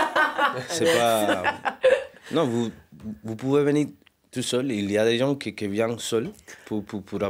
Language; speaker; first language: French; non-native, learner; Spanish